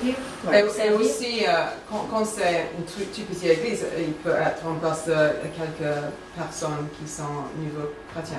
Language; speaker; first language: French; non-native, fluent; English